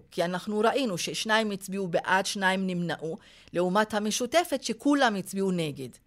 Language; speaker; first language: Hebrew; non-native, local second language; Arabic